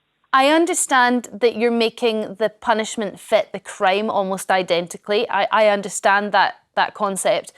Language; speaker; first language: English; native; English